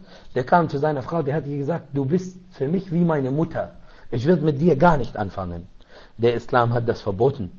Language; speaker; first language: German; non-native, learner; Arabic